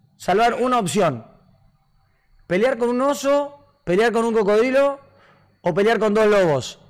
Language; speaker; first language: Spanish; native; Spanish